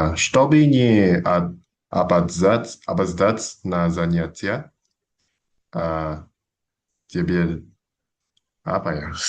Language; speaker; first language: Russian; non-native, learner; Indonesian